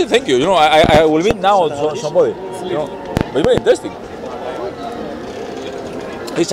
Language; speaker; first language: English; non-native, learner; Spanish